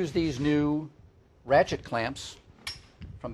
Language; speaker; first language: English; native; English